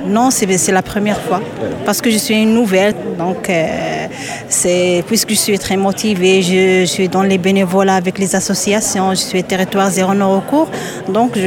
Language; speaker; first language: French; non-native, learner; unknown